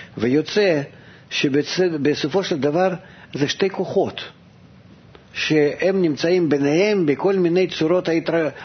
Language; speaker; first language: Hebrew; non-native, fluent; Russian